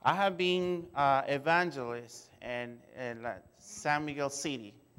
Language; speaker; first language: English; non-native, fluent; Spanish